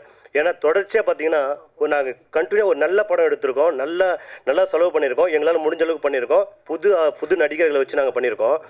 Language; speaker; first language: Tamil; native; Tamil